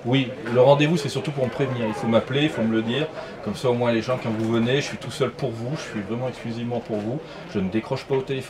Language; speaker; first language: French; native; French